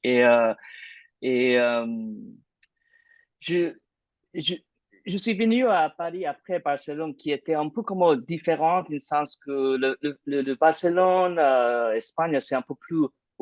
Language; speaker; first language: French; non-native, fluent; English